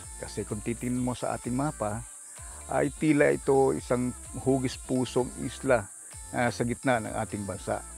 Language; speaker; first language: Filipino; native; Filipino